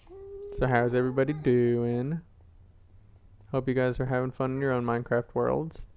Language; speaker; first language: English; native; English